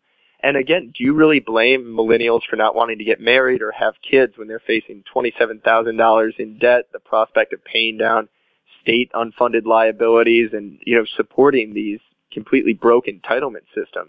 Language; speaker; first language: English; native; English